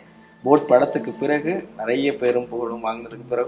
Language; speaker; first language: Tamil; native; Tamil